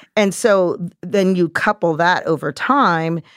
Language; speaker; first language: English; native; English